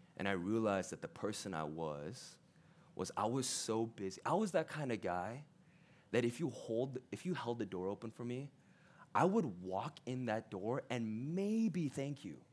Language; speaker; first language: English; early bilingual, other home language; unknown